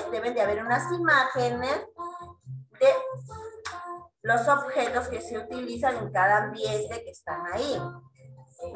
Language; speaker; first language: Spanish; native; Spanish